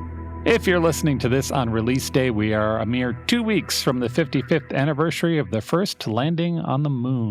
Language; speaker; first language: English; native; English